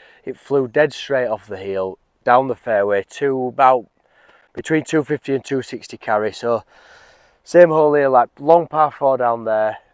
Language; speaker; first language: English; native; English